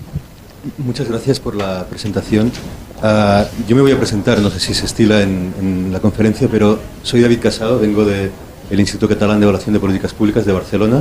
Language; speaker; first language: Spanish; native; Spanish